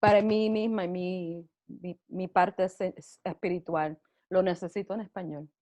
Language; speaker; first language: Spanish; early bilingual, heritage; Spanish